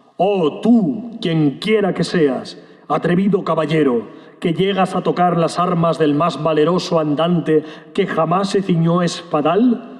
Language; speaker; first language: Spanish; native; Spanish